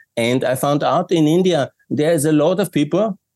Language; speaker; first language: English; non-native, fluent; German